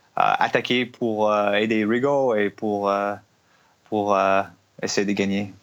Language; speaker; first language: French; non-native, learner; English